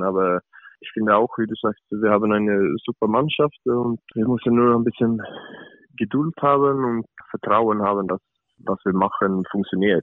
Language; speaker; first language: German; non-native, fluent; Swedish